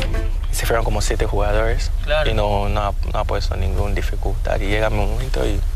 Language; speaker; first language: Spanish; non-native, fluent; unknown